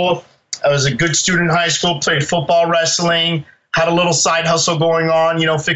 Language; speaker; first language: English; native; English